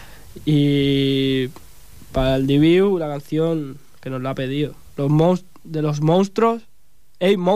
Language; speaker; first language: Spanish; native; Spanish